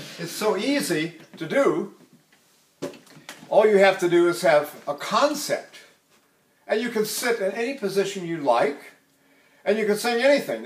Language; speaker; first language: English; native; English